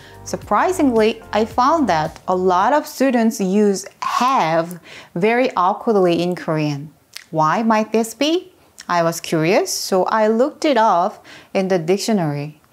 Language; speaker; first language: English; non-native, fluent; Korean